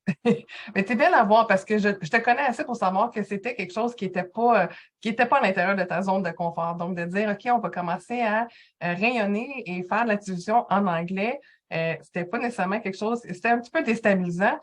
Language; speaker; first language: French; native; French